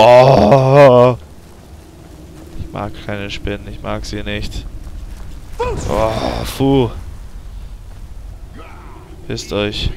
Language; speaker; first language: German; native; German